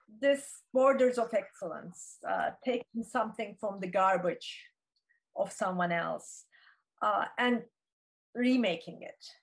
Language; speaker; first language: English; non-native, fluent; Turkish